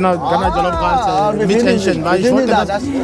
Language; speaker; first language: German; non-native, learner; French